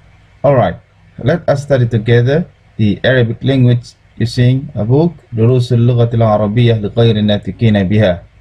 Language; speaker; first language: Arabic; non-native, fluent; Indonesian